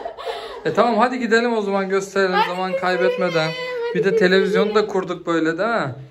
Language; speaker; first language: Turkish; native; Turkish